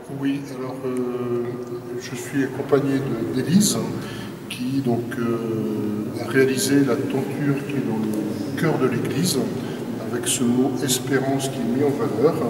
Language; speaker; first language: French; native; French